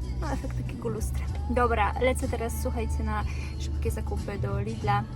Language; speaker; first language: Polish; native; Polish